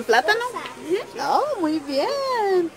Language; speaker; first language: Spanish; native; Spanish